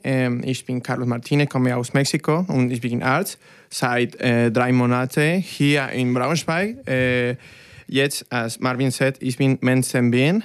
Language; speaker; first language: German; non-native, learner; Spanish